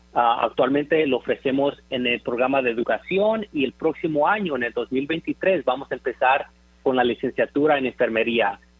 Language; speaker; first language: Spanish; native; Spanish